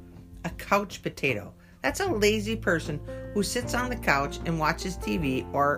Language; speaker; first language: English; native; English